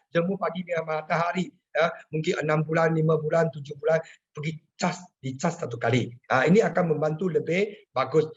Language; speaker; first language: Malay; non-native, local second language; Chinese